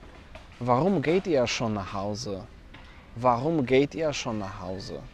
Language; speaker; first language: German; non-native, fluent; Polish